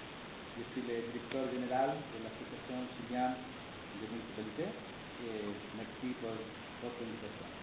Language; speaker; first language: French; non-native, learner; Spanish